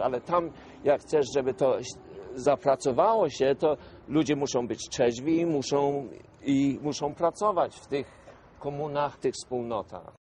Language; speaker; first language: Polish; non-native, fluent; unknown